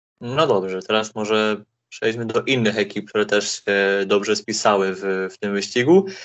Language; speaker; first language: Polish; native; Polish